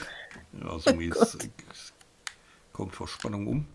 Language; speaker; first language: German; native; German